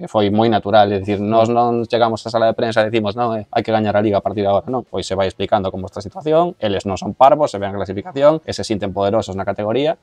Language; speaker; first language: Galician; non-native, local second language; Spanish